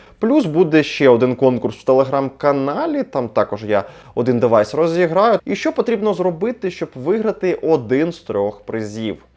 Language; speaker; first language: Ukrainian; non-native, local second language; Russian